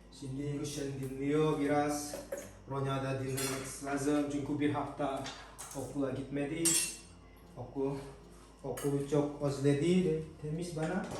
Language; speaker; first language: Turkish; non-native, learner; Indonesian